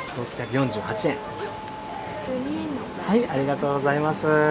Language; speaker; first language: Japanese; native; Japanese